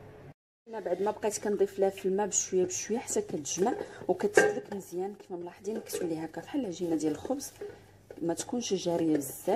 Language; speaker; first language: Arabic; native; Arabic